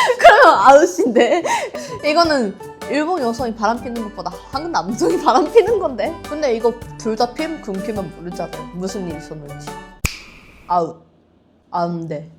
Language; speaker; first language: Korean; non-native, fluent; Japanese